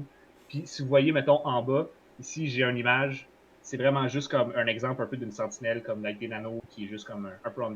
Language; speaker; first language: French; native; French